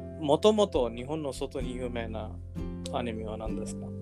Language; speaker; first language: Japanese; non-native, learner; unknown